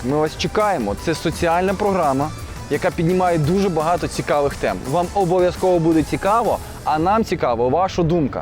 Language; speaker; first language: Ukrainian; native; Ukrainian